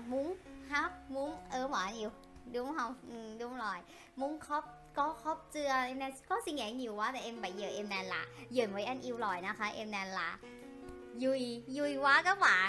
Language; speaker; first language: Vietnamese; non-native, learner; Thai